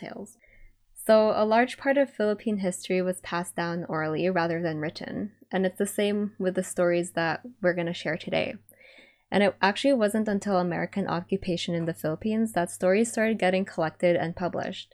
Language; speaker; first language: English; non-native, local second language; Iloko